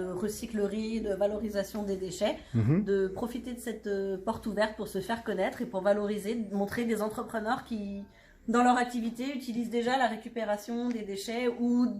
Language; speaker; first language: French; native; French